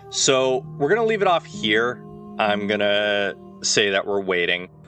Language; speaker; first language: English; native; English